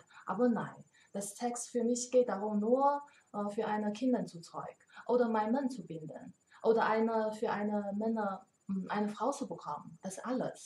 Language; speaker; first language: German; non-native, learner; Chinese